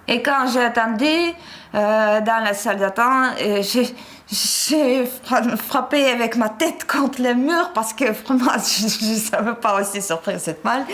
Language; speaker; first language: French; non-native, fluent; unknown